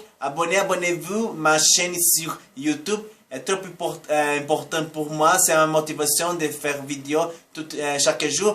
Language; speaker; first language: French; non-native, learner; Portuguese